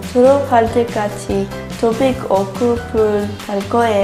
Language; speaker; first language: Korean; non-native, learner; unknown